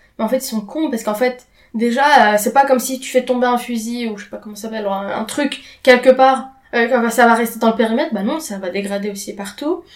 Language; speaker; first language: French; non-native, fluent; Arabic